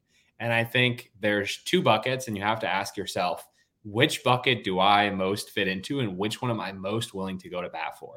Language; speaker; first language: English; native; English